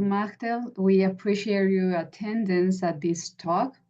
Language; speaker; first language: English; non-native, fluent; Spanish